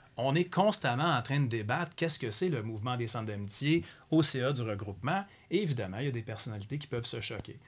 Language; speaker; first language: French; native; French